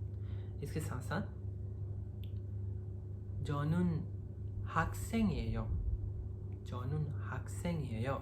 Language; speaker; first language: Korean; non-native, learner; Hindi